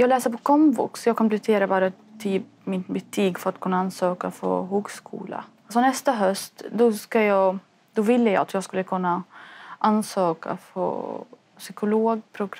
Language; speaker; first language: Swedish; non-native, fluent; Arabic